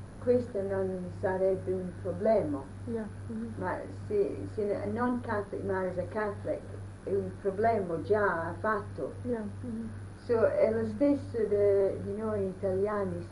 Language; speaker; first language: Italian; early bilingual, heritage; Italian